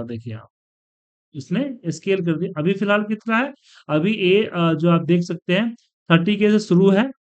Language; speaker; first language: Hindi; native; Hindi